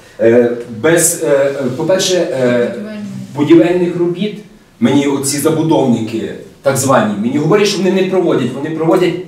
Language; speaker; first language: Ukrainian; native; Ukrainian